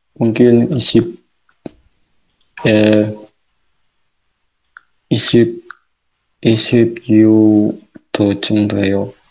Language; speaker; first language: Korean; non-native, learner; Indonesian